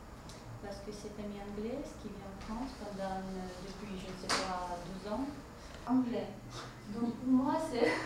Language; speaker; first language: French; non-native, learner; Russian